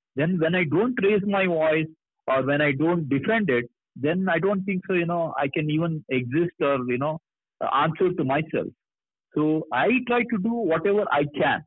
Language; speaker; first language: English; non-native, local second language; Kannada